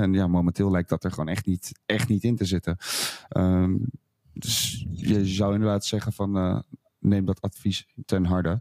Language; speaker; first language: Dutch; native; Dutch